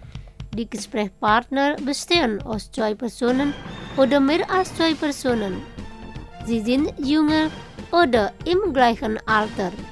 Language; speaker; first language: German; non-native, fluent; Indonesian